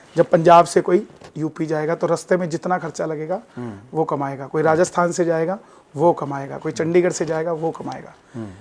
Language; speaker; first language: Hindi; non-native, local second language; Punjabi